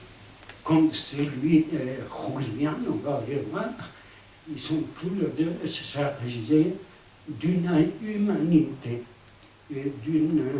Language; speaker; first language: French; non-native, fluent; Spanish